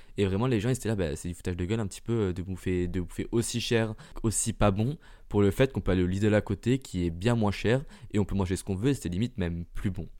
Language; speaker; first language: French; early bilingual, heritage; French